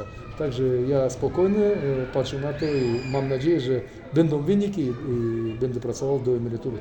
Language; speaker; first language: Polish; non-native, fluent; Russian